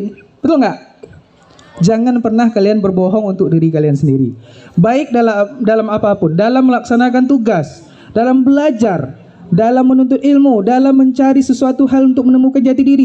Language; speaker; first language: Indonesian; native; Indonesian